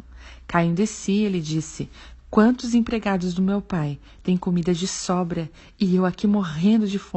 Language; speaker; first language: Portuguese; native; Portuguese